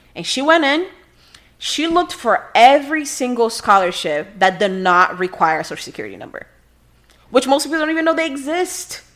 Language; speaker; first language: English; non-native, fluent; Portuguese